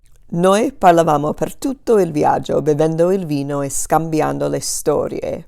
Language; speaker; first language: Italian; non-native, fluent; English